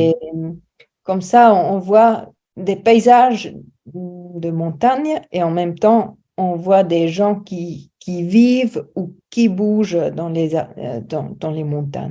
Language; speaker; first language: French; non-native, fluent; German